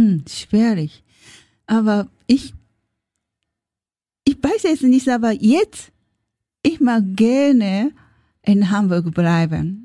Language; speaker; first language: German; non-native, learner; Japanese